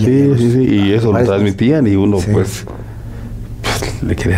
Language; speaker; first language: Spanish; native; Spanish